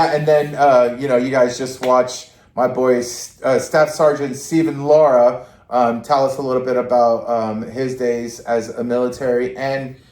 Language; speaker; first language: English; native; English